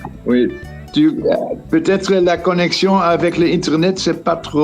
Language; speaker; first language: French; non-native, fluent; Dutch